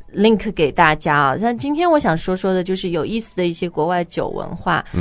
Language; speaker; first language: Chinese; native; Chinese